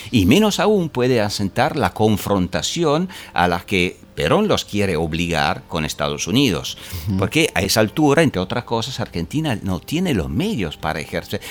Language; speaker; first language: Spanish; non-native, fluent; Italian